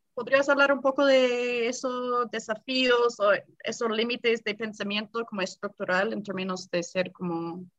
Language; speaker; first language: Spanish; non-native, fluent; English